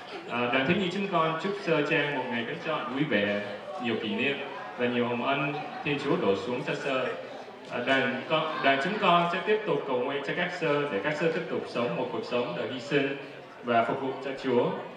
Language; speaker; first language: Vietnamese; early bilingual, heritage; Vietnamese